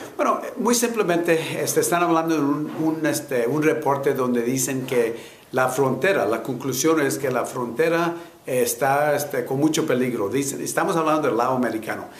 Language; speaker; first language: Spanish; early bilingual, heritage; Spanish